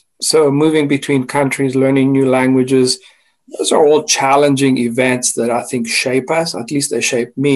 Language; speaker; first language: English; non-native, fluent; Greek